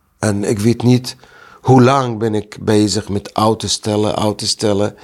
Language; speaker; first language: Dutch; non-native, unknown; Arabic